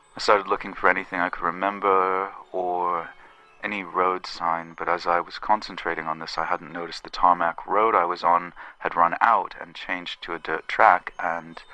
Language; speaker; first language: English; native; English